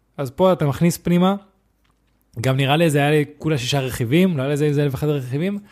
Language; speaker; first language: Hebrew; native; Hebrew